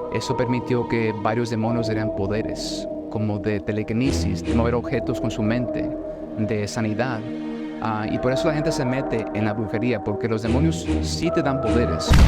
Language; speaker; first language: Spanish; early bilingual, heritage; Spanish